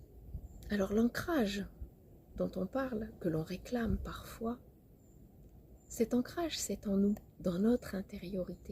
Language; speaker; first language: French; native; French